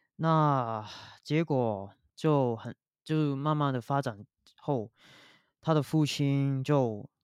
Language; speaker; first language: Chinese; non-native, local second language; Cantonese